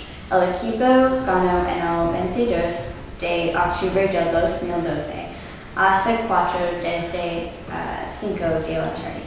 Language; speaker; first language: Spanish; non-native, learner; English